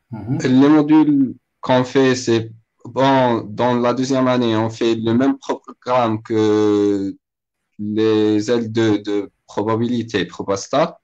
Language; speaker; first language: French; non-native, local second language; Arabic